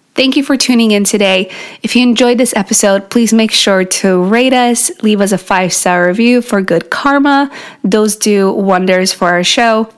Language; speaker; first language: English; non-native, fluent; Polish